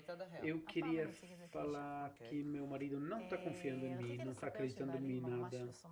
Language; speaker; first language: Portuguese; non-native, fluent; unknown